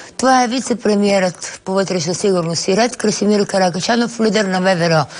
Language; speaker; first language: Bulgarian; native; Bulgarian